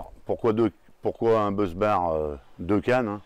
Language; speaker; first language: French; native; French